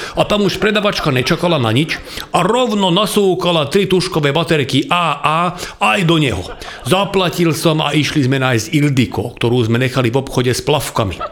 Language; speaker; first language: Slovak; non-native, local second language; Hungarian